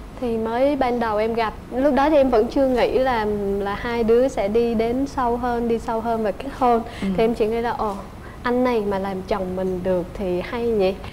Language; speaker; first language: Vietnamese; native; Vietnamese